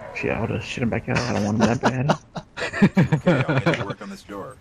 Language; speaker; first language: English; native; English